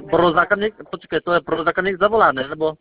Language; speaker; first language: Czech; non-native, learner; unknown